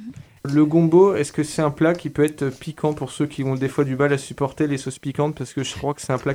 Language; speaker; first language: French; native; French